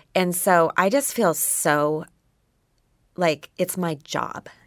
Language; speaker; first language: English; native; English